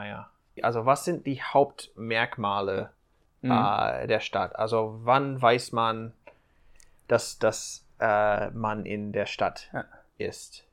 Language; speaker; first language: German; non-native, fluent; English